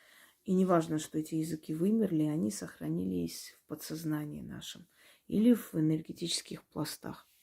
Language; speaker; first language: Russian; native; Russian